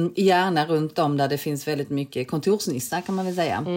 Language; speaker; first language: Swedish; early bilingual, other home language; Korean